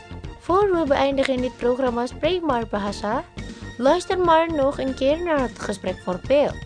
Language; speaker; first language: Dutch; non-native, learner; Indonesian